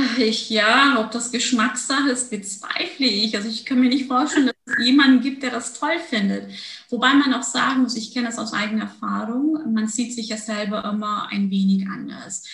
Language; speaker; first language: German; early bilingual, other home language; Turkish